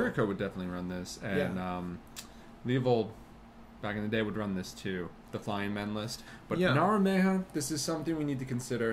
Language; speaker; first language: English; native; English